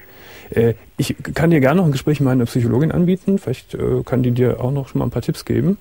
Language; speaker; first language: German; native; German